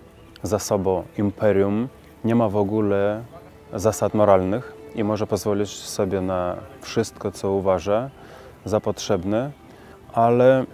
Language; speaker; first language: Polish; non-native, fluent; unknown